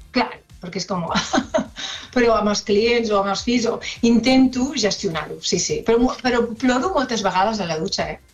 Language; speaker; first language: Catalan; non-native, local second language; Spanish